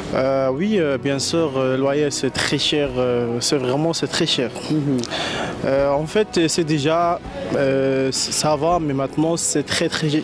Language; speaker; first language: French; non-native, learner; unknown